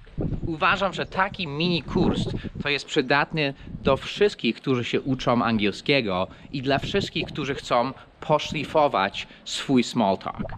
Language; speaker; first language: Polish; non-native, fluent; English